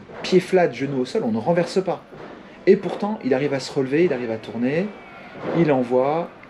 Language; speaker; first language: French; native; French